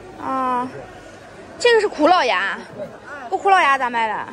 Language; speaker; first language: Chinese; native; Chinese